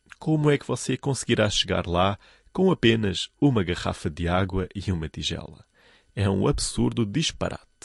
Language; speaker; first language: Portuguese; non-native, fluent; Chinese